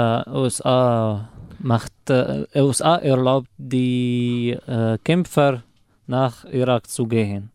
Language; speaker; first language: German; non-native, learner; Arabic